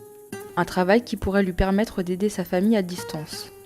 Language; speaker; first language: French; native; French